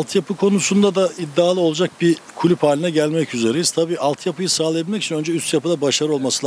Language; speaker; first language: Turkish; native; Turkish